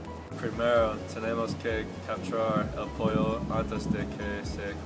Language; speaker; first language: Spanish; non-native, learner; English